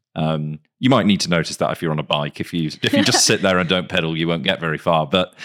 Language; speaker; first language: English; native; English